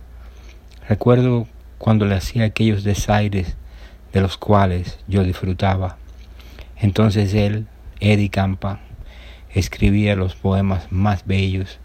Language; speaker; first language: Spanish; native; Spanish